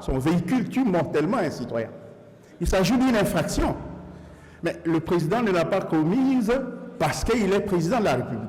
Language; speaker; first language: French; native; French